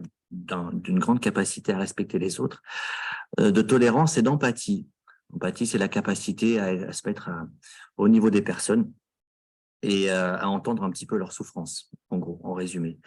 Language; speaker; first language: French; native; French